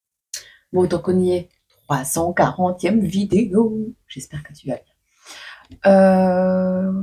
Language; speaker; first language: French; native; French